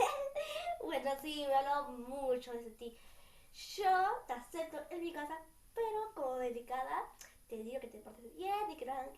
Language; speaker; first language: Spanish; native; Spanish